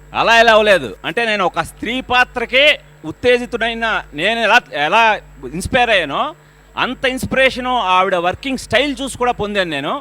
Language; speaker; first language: Telugu; native; Telugu